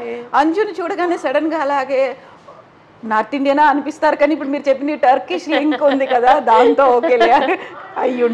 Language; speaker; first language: Telugu; native; Telugu